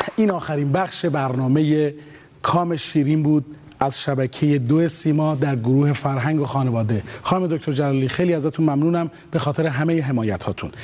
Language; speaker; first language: Persian; native; Persian